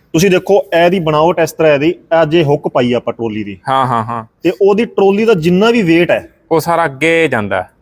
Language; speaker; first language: Punjabi; non-native, local second language; Haryanvi